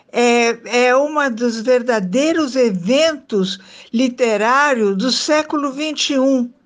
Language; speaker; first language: Portuguese; non-native, fluent; Italian